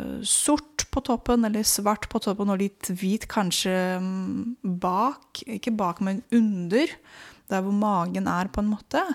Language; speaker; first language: Norwegian; non-native, fluent; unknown